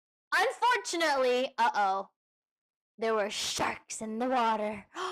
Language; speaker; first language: English; native; English